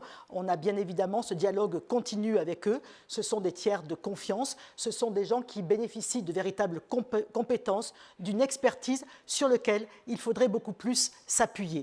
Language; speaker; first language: French; native; French